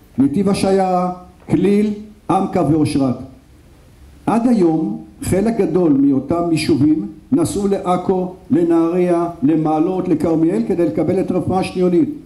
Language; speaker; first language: Hebrew; native; Hebrew